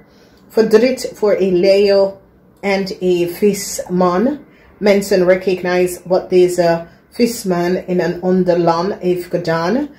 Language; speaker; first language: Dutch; non-native, learner; English